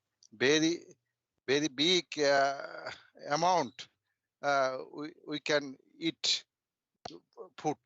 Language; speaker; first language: English; non-native, learner; Bangla